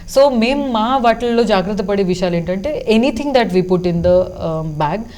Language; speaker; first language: Telugu; early bilingual, heritage; Telugu